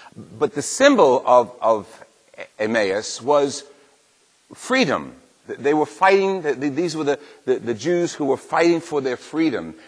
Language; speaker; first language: English; native; English